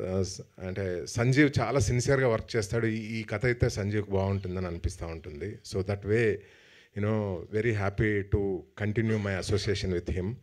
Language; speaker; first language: Telugu; native; Telugu